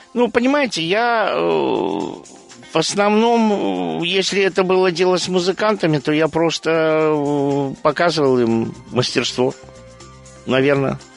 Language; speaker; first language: Russian; early bilingual, heritage; Russian